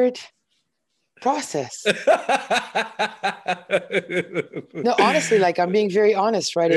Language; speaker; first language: English; non-native, fluent; Hebrew